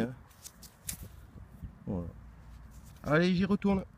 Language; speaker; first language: French; native; French